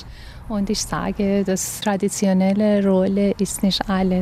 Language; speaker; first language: German; non-native, fluent; Persian